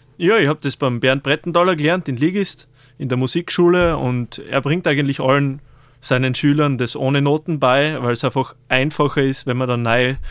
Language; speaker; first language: German; native; German